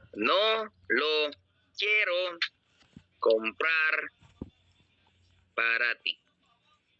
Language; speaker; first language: Spanish; non-native, learner; Filipino